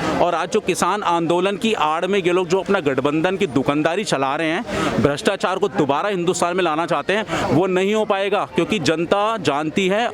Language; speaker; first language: Hindi; native; Hindi